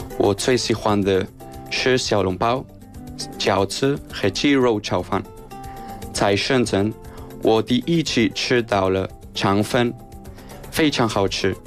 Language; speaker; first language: Chinese; non-native, learner; Spanish